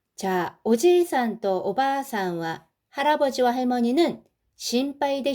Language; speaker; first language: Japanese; non-native, fluent; Korean